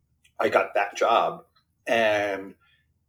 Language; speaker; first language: English; early bilingual, other home language; Spanish